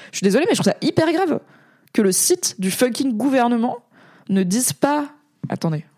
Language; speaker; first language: French; native; French